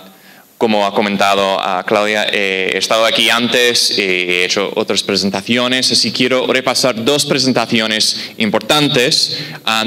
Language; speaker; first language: Spanish; non-native, fluent; English